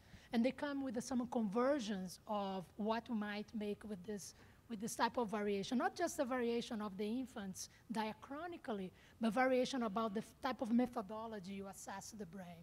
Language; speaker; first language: English; non-native, fluent; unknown